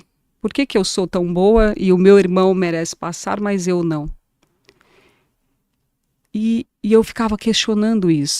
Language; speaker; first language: Portuguese; native; Portuguese